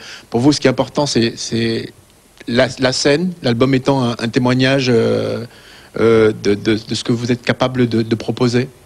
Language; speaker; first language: French; native; French